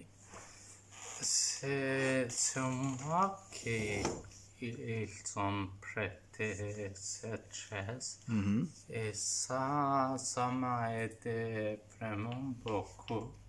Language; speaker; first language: French; non-native, learner; Italian